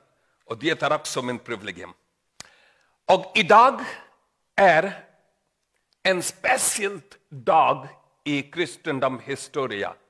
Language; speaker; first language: Swedish; non-native, learner; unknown